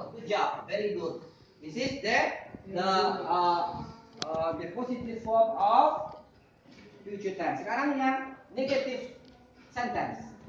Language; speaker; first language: English; non-native, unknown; Indonesian